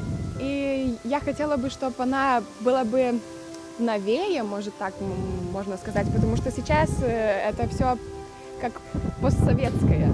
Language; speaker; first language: Russian; non-native, local second language; Lithuanian